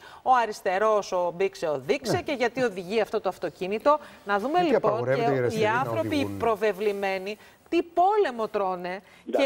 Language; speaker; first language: Greek; native; Greek